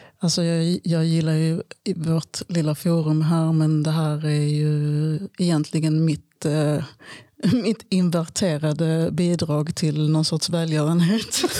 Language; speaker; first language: Swedish; early bilingual, other home language; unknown